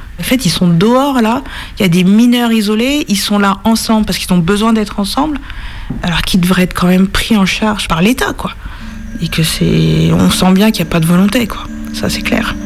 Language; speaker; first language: French; native; French